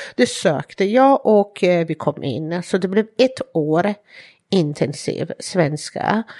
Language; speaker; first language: Swedish; non-native, fluent; Persian